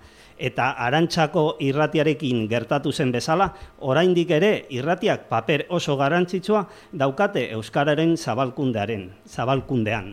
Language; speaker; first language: Basque; non-native, local second language; Spanish